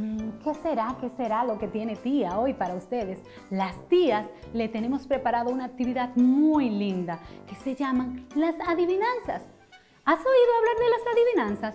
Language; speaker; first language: Spanish; native; Spanish